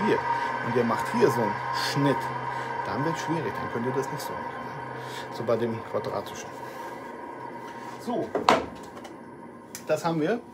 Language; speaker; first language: German; native; German